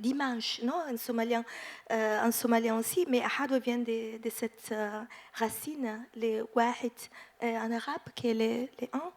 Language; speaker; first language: French; non-native, fluent; Italian